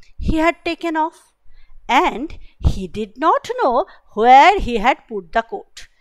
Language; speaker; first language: English; non-native, local second language; Bangla